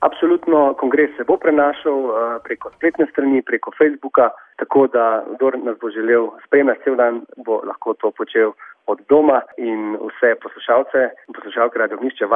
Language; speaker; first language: Slovenian; native; Slovenian